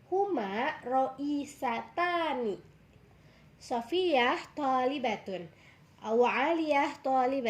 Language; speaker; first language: Arabic; non-native, fluent; Indonesian